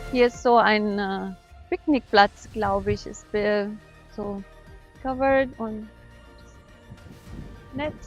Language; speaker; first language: German; non-native, fluent; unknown